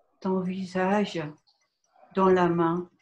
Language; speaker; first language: French; non-native, fluent; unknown